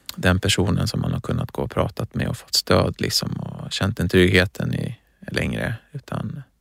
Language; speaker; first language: Swedish; early bilingual, other home language; Persian